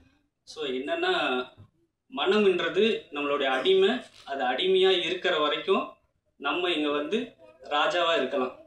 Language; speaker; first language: Tamil; native; Tamil